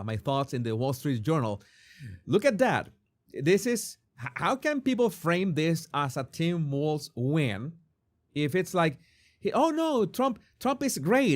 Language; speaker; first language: English; non-native, fluent; Spanish